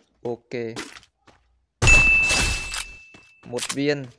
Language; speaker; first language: Vietnamese; native; Vietnamese